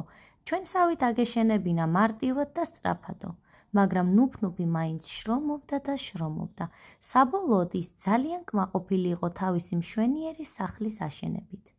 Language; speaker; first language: Georgian; native; Georgian